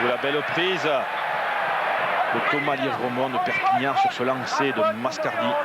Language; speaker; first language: French; native; French